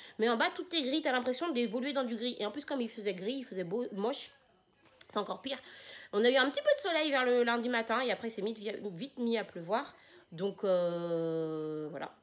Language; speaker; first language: French; native; French